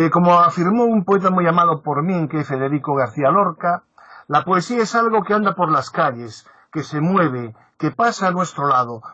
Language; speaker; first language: Spanish; non-native, local second language; Galician